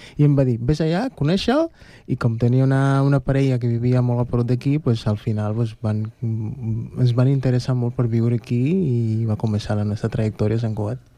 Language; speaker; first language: Catalan; non-native, fluent; Spanish